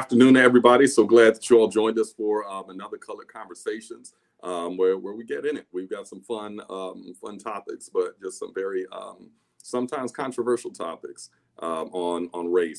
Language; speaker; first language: English; native; English